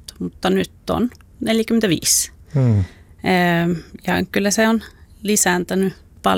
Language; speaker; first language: Finnish; non-native, local second language; Swedish